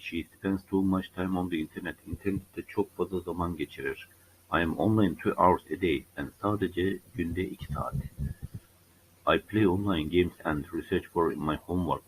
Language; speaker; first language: English; non-native, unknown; Turkish